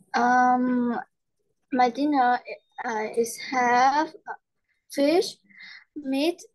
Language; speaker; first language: English; non-native, learner; Vietnamese